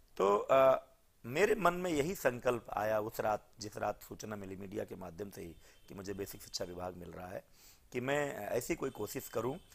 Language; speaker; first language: Hindi; native; Hindi